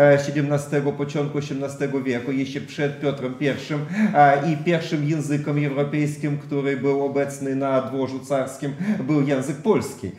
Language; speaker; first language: Polish; non-native, fluent; Russian